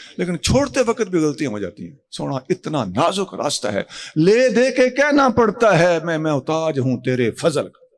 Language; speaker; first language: Urdu; non-native, local second language; Punjabi